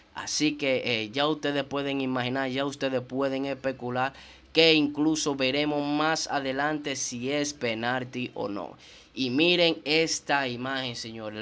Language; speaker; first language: Spanish; native; Spanish